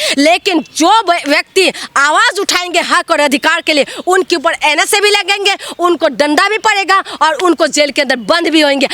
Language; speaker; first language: Hindi; non-native, local second language; Assamese